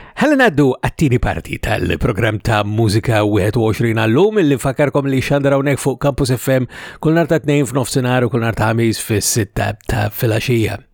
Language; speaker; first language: Maltese; native; Maltese